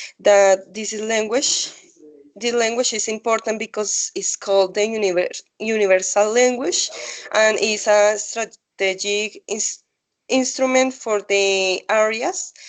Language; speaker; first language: English; non-native, learner; Spanish